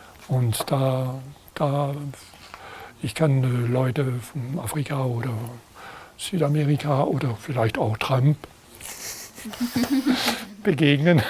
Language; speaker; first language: German; non-native, fluent; French